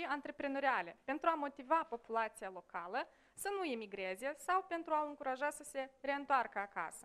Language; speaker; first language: Romanian; native; Romanian